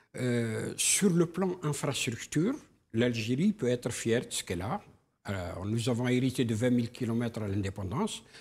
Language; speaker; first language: French; non-native, local second language; Arabic